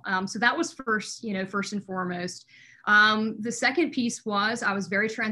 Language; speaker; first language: English; native; English